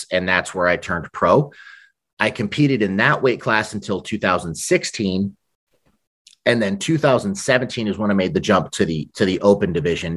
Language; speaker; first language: English; native; English